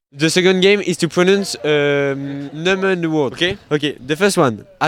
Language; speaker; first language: English; non-native, learner; French